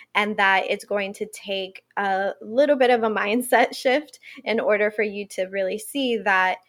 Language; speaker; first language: English; non-native, fluent; Spanish